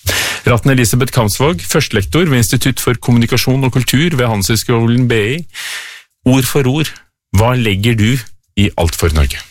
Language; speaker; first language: Norwegian; native; Norwegian